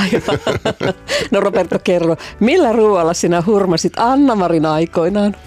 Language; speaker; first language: Finnish; native; Finnish